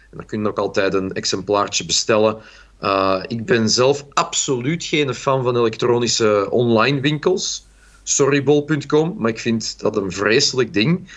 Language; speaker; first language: Dutch; native; Dutch